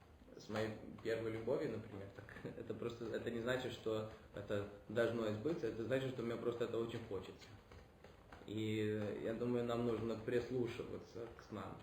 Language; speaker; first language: Russian; early bilingual, heritage; Russian